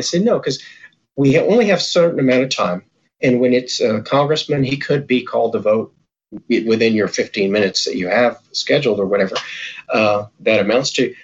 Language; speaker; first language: English; early bilingual, other home language; Spanish